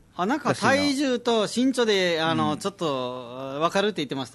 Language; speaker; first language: Japanese; non-native, fluent; Nepali